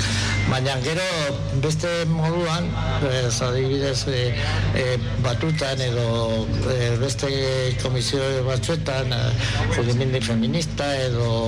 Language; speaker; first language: Basque; non-native, local second language; Spanish